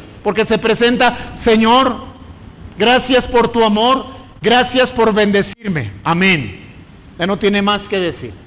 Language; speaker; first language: Spanish; native; Spanish